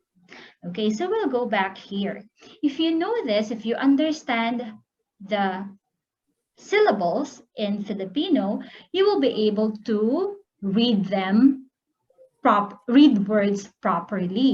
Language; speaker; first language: English; non-native, local second language; Filipino